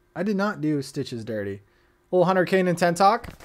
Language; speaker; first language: English; native; English